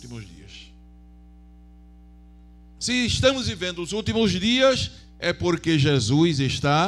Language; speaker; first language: Portuguese; native; Portuguese